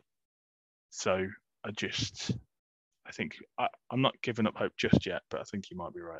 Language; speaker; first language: English; native; English